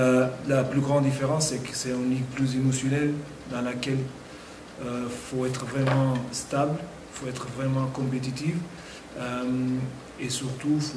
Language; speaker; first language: French; non-native, fluent; Portuguese